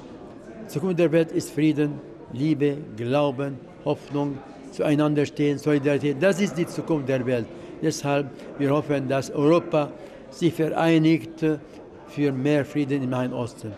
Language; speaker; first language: German; non-native, fluent; Arabic